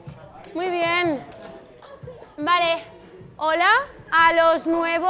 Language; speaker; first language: Spanish; non-native, local second language; Catalan